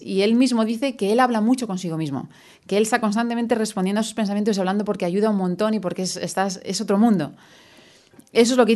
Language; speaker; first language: Spanish; native; Spanish